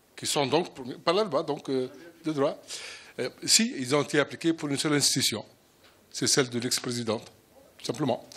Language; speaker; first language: French; non-native, local second language; Arabic